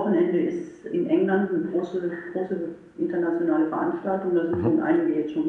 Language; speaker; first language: German; native; German